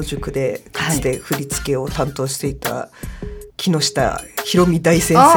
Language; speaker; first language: Japanese; native; Japanese